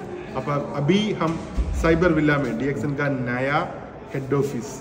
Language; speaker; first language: Hindi; non-native, fluent; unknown